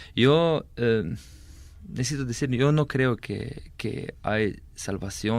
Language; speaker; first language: Spanish; non-native, fluent; Slovenian